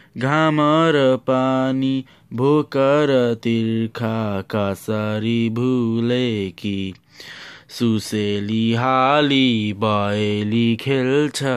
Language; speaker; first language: Nepali; native; Nepali